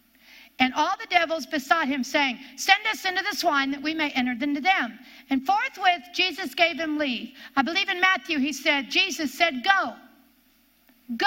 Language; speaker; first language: English; native; English